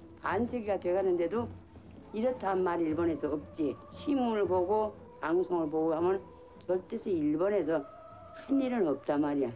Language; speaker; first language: Korean; native; Korean